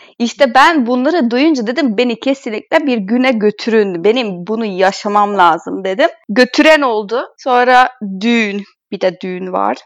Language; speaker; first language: Turkish; non-native, fluent; Hungarian